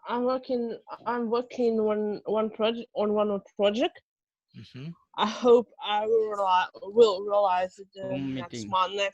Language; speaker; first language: English; non-native, fluent; Russian